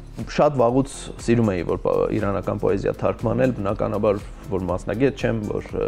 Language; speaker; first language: Armenian; early bilingual, heritage; Armenian